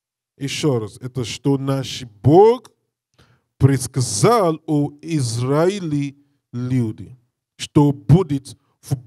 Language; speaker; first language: Russian; non-native, learner; English